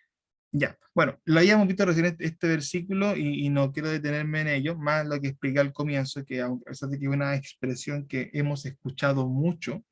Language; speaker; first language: Spanish; native; Spanish